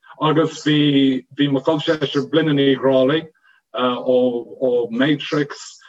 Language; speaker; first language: Irish; non-native, fluent; English